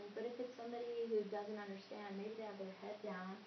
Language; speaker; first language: English; native; English